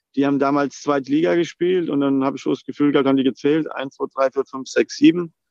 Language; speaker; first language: German; native; German